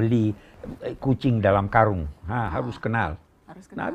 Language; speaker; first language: Indonesian; native; Indonesian